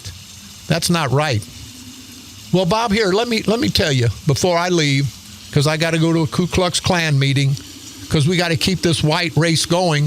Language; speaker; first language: English; native; English